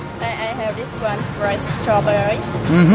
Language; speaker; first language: English; non-native, learner; Vietnamese